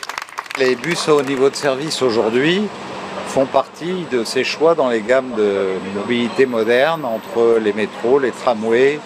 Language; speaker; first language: French; native; French